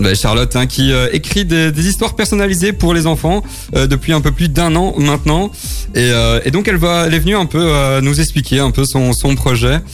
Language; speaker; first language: French; native; French